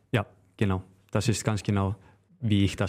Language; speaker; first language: German; non-native, fluent; Icelandic